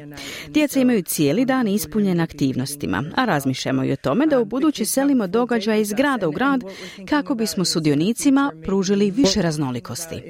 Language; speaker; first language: Serbian; native; Serbian